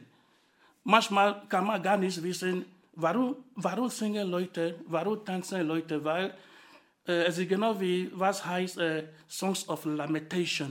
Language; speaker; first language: German; non-native, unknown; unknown